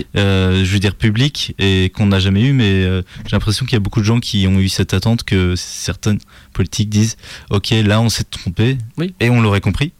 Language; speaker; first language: French; native; French